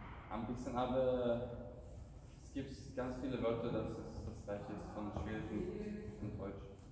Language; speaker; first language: German; non-native, learner; Swedish